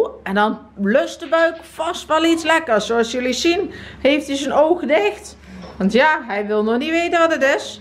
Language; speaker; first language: Dutch; native; Dutch